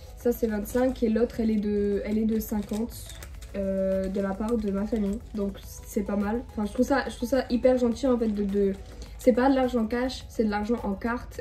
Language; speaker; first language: French; native; French